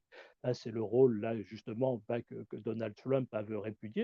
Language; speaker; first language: French; native; French